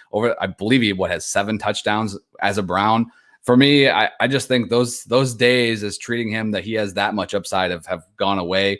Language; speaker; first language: English; native; English